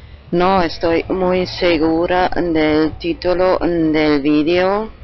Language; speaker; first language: Spanish; non-native, learner; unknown